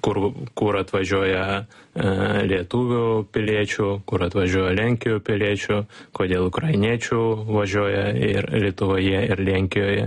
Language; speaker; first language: Lithuanian; non-native, learner; Ukrainian